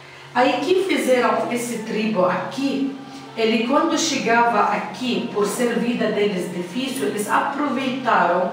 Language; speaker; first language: Portuguese; non-native, learner; Arabic